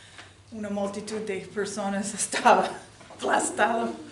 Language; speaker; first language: Spanish; non-native, learner; English